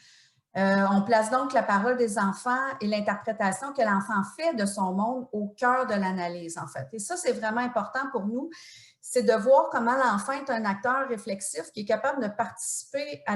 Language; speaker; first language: French; native; French